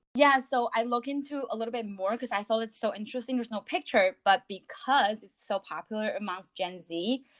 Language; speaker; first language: English; non-native, fluent; Chinese